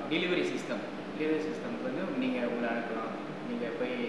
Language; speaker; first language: Tamil; early bilingual, heritage; Tamil